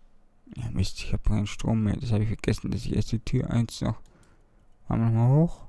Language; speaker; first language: German; native; German